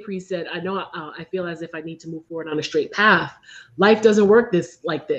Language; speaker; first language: English; native; English